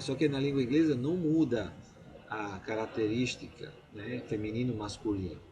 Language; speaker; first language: Portuguese; non-native, fluent; Italian